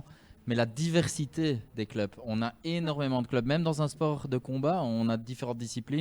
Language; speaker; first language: French; native; French